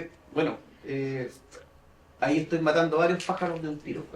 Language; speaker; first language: Spanish; native; Spanish